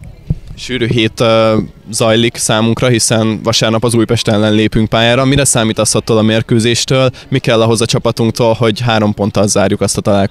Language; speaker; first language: Hungarian; native; Hungarian